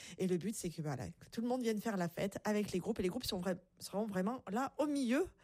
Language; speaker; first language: French; native; French